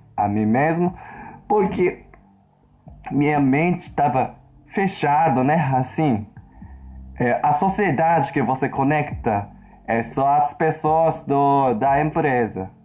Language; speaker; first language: Portuguese; non-native, fluent; Japanese